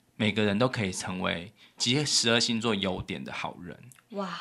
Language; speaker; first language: Chinese; native; Chinese